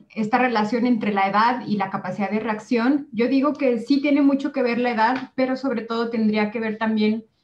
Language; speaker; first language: Spanish; native; Spanish